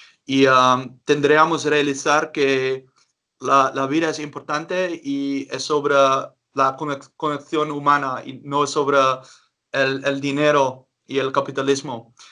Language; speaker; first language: Spanish; non-native, learner; Dutch